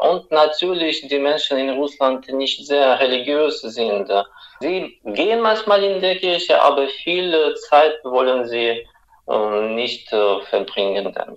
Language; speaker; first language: German; non-native, fluent; Russian